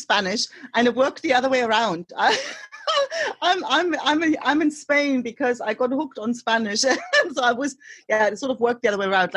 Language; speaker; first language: English; non-native, fluent; German